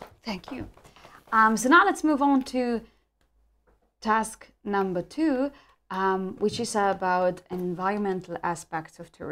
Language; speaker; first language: English; non-native, fluent; German